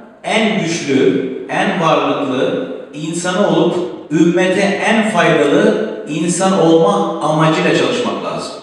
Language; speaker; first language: Turkish; native; Turkish